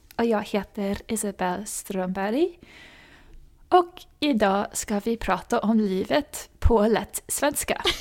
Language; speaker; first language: Swedish; non-native, fluent; English